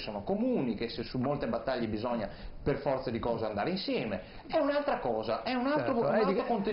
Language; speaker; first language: Italian; native; Italian